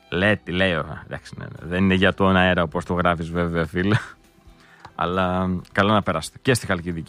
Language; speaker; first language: Greek; native; Greek